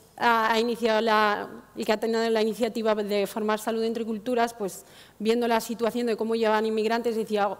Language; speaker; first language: Spanish; non-native, fluent; Arabic